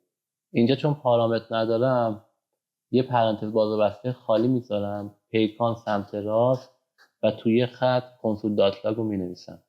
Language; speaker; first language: Persian; native; Persian